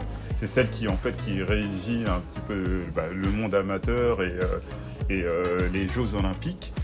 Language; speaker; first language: French; native; French